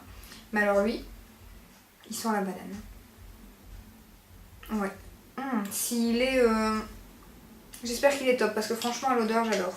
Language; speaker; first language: French; native; French